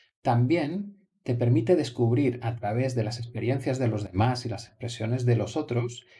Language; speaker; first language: Spanish; native; Spanish